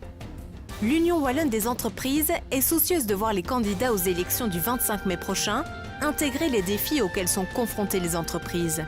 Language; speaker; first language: French; native; French